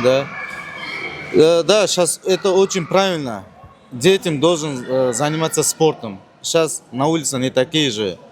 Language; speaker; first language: Russian; non-native, learner; Uzbek